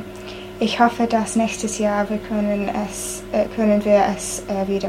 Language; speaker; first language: German; non-native, learner; English